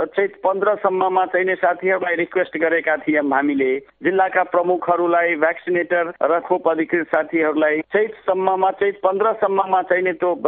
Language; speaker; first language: Nepali; non-native, local second language; Maithili